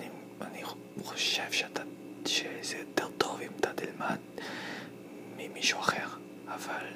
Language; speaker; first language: Hebrew; non-native, fluent; English